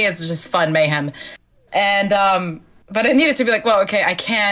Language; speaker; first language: English; non-native, fluent; Slovenian